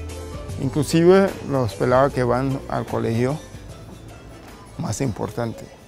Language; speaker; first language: Spanish; non-native, local second language; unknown